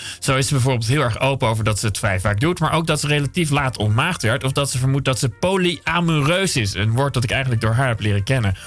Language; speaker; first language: Dutch; native; Dutch